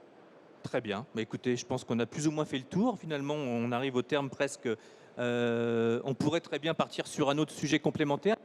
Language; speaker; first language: French; native; French